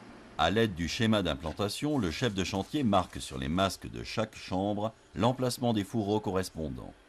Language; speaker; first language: French; native; French